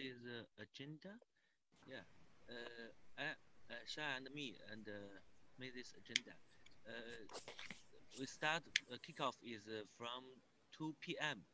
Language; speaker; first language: English; non-native, learner; Chinese